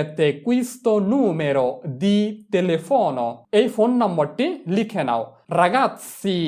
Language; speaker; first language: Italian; non-native, fluent; Bangla